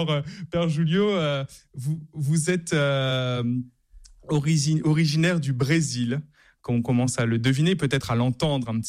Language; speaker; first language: French; native; French